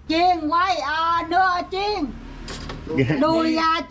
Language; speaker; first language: Vietnamese; native; Vietnamese